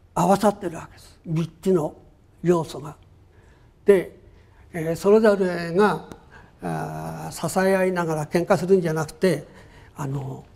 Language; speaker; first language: Japanese; native; Japanese